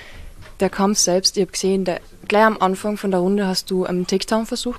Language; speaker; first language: German; native; German